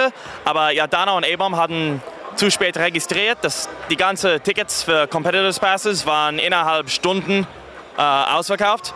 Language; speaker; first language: German; non-native, fluent; English